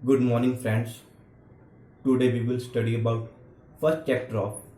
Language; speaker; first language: English; non-native, local second language; Punjabi